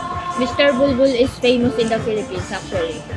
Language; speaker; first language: English; non-native, local second language; Filipino